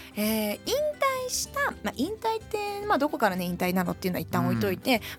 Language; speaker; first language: Japanese; native; Japanese